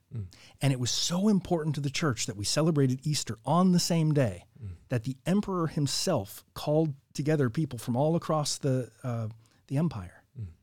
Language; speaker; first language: English; native; English